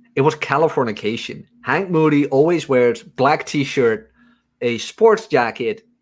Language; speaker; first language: English; non-native, fluent; Dutch